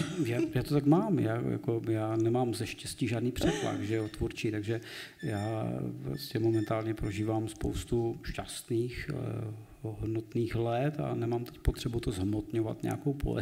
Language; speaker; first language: Czech; native; Czech